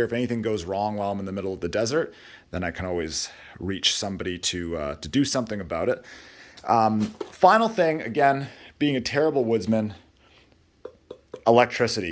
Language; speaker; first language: English; native; English